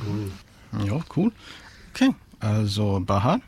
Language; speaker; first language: German; non-native, fluent; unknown